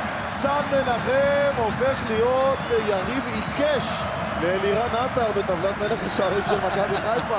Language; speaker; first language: Hebrew; native; Hebrew